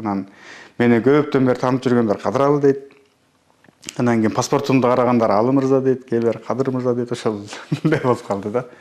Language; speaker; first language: Kyrgyz; early bilingual, heritage; Kyrgyz